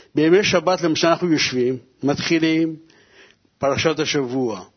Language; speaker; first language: Hebrew; early bilingual, other home language; Persian